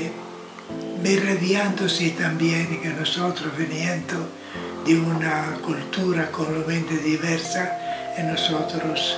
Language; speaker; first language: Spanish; non-native, fluent; Italian